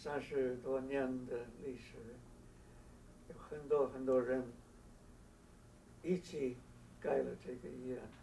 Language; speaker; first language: Chinese; non-native, local second language; English